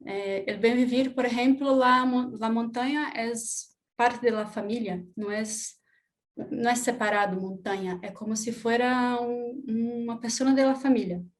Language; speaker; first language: Spanish; non-native, learner; Portuguese